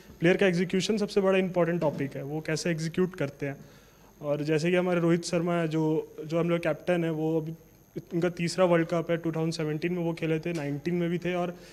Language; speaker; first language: Hindi; native; Hindi